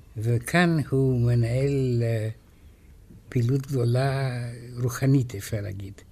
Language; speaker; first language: Hebrew; non-native, fluent; Romanian